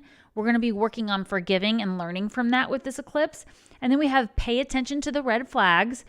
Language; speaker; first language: English; native; English